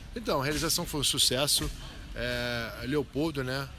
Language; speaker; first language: Portuguese; early bilingual, other home language; Arabic